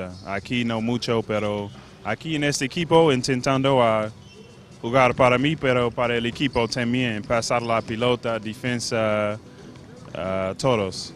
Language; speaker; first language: Spanish; non-native, learner; English